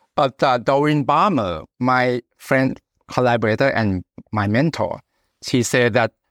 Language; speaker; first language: English; non-native, fluent; Thai